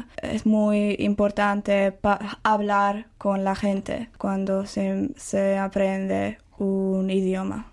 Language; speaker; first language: Spanish; non-native, learner; Czech